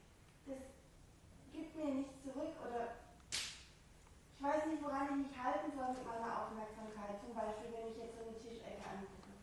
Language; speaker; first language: German; native; German